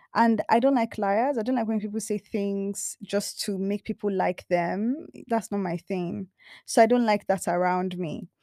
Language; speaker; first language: English; non-native, local second language; Yoruba